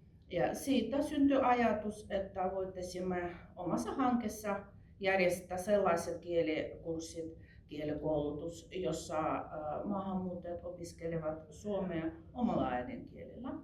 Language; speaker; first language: Finnish; non-native, fluent; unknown